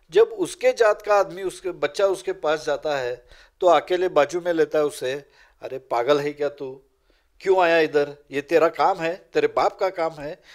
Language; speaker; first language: Urdu; non-native, local second language; Marathi